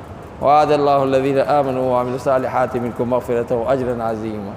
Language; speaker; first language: Arabic; non-native, fluent; Urdu